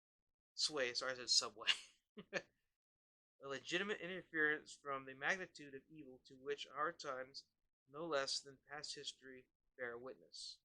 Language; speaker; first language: English; native; English